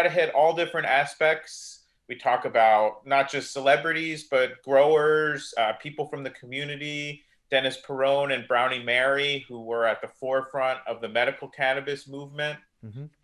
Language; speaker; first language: English; native; English